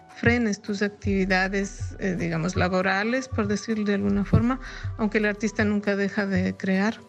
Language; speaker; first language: Spanish; native; Spanish